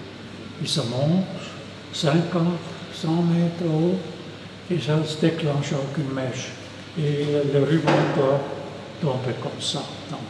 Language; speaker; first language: French; non-native, local second language; German